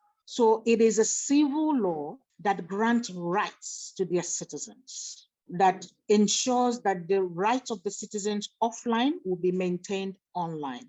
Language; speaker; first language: English; non-native, local second language; Igbo